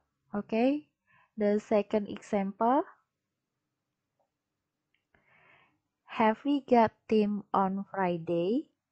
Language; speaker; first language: English; non-native, fluent; Indonesian